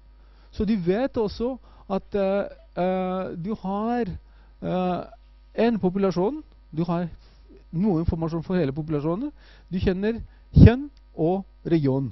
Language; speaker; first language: Norwegian; non-native, fluent; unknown